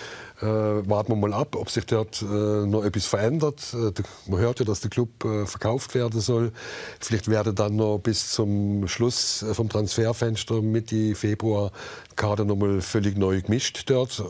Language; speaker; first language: German; native; German